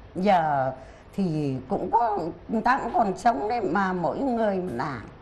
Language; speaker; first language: Vietnamese; early bilingual, heritage; Vietnamese